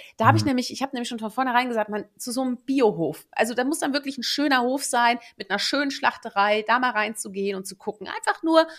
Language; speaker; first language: German; early bilingual, other home language; Dutch